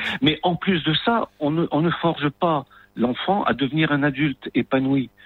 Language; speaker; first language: French; non-native, local second language; Arabic